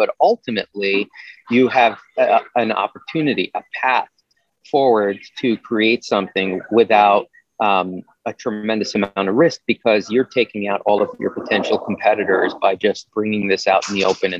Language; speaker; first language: English; native; English